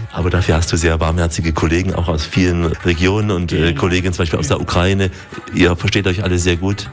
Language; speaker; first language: German; native; German